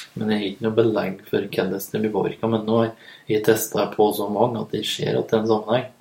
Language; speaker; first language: Norwegian; native; Norwegian